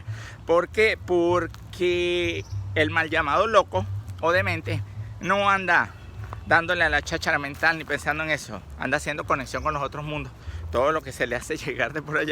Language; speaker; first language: Spanish; native; Spanish